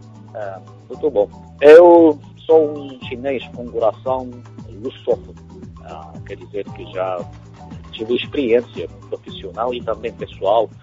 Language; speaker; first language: Portuguese; non-native, fluent; Chinese